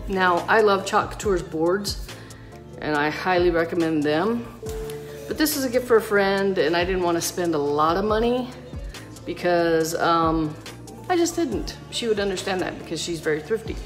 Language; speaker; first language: English; native; English